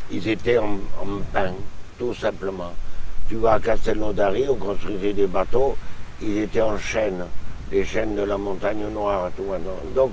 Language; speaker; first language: French; native; French